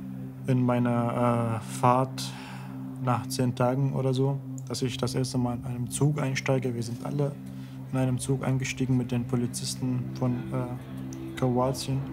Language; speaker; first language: German; non-native, fluent; Arabic